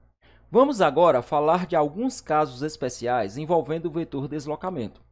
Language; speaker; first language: Portuguese; native; Portuguese